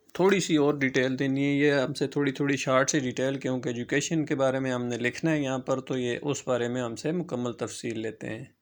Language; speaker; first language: Urdu; native; Urdu